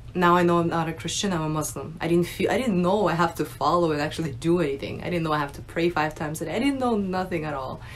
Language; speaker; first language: English; early bilingual, other home language; Russian